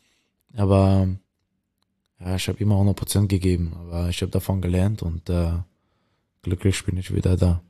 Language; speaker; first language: German; non-native, learner; Dutch